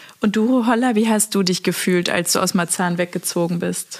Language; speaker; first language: German; native; German